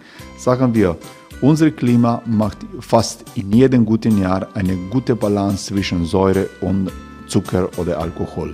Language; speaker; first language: German; non-native, learner; Croatian